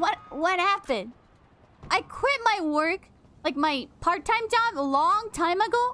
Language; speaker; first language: English; non-native, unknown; Japanese